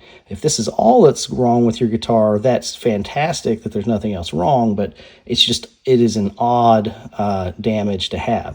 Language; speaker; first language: English; native; English